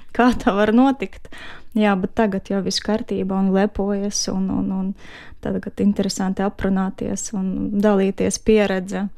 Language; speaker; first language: Latvian; non-native, fluent; Ukrainian